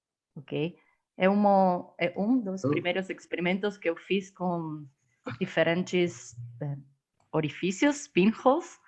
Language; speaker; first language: Portuguese; non-native, learner; Spanish